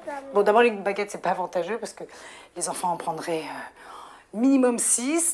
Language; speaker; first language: French; native; French